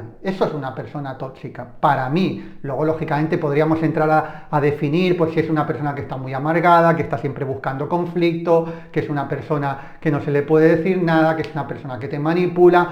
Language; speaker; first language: Spanish; native; Spanish